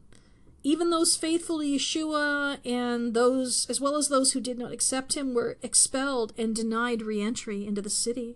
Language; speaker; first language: English; native; English